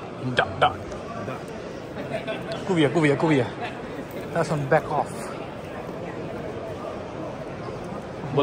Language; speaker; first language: Finnish; non-native, local second language; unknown